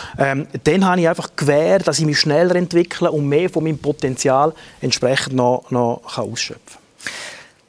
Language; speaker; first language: German; native; German